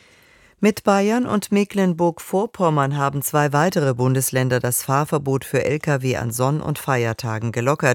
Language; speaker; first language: German; native; German